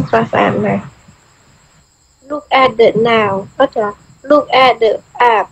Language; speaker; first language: English; non-native, learner; Khmer